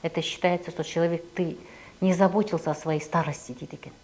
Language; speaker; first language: Russian; non-native, local second language; Kazakh